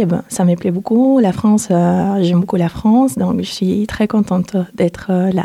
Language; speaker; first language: French; non-native, fluent; Spanish